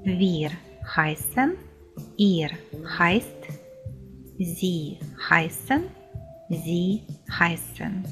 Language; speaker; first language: German; non-native, fluent; Ukrainian